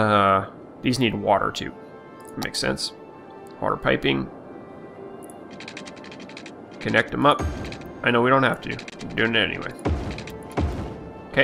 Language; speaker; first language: English; native; English